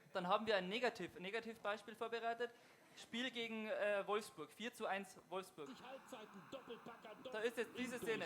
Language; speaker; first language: German; native; German